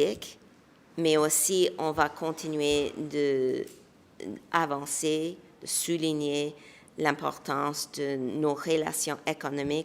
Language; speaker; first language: French; non-native, local second language; English